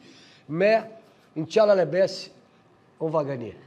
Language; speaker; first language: French; non-native, fluent; Portuguese